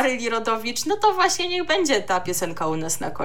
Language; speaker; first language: Polish; native; Polish